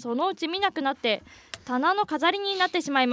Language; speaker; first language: Japanese; native; Japanese